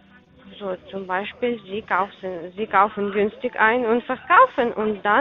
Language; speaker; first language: German; non-native, fluent; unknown